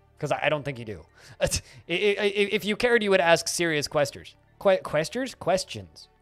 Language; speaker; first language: English; native; English